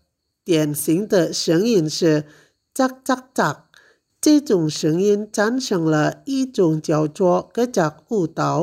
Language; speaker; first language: Chinese; non-native, fluent; Indonesian